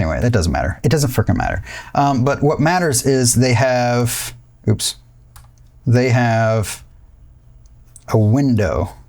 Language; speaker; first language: English; native; English